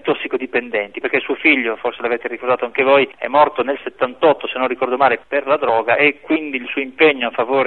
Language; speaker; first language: Italian; native; Italian